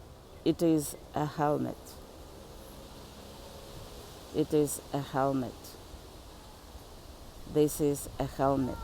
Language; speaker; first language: English; non-native, fluent; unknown